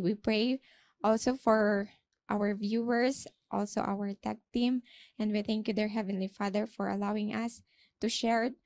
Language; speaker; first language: English; non-native, local second language; Hiligaynon